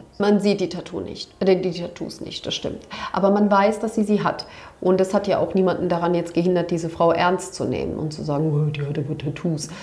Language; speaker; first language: German; early bilingual, other home language; Turkish